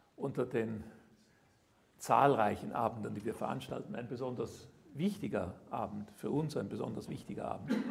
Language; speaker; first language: German; native; German